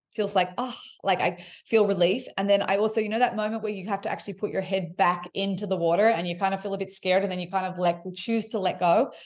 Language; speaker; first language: English; native; English